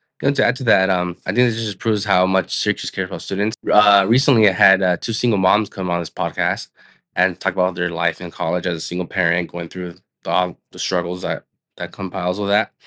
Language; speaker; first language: English; native; English